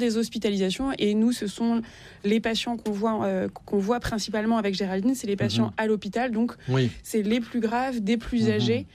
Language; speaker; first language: French; native; French